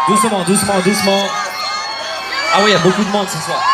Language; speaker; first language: French; native; French